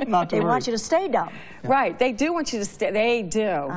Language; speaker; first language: English; native; English